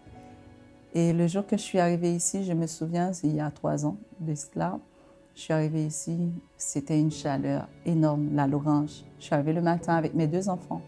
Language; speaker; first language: French; non-native, local second language; Haitian Creole